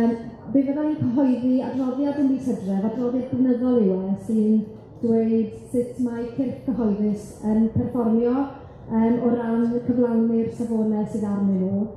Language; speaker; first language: Welsh; native; Welsh